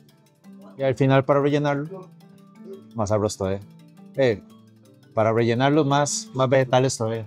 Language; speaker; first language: Spanish; early bilingual, other home language; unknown